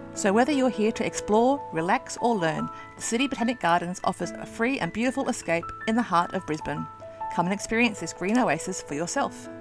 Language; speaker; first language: English; native; English